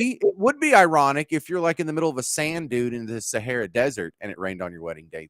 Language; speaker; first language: English; native; English